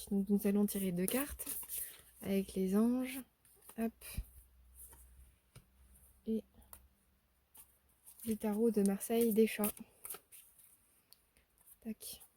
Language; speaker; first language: French; native; French